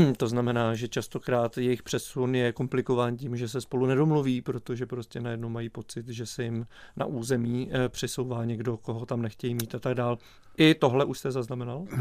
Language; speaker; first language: Czech; native; Czech